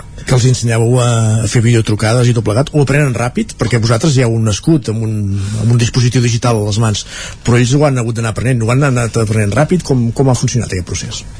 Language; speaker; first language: Catalan; native; Catalan